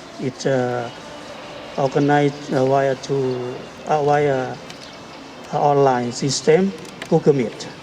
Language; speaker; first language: English; non-native, learner; Thai